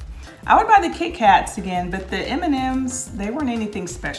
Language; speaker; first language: English; native; English